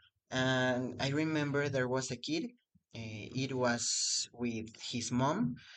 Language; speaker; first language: English; non-native, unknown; Spanish